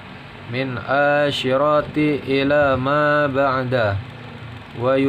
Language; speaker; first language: Arabic; non-native, learner; Indonesian